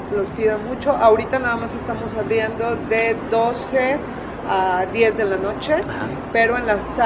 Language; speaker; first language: Spanish; native; Spanish